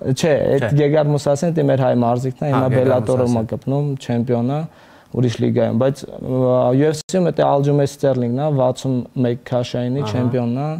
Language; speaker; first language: Armenian; early bilingual, heritage; Armenian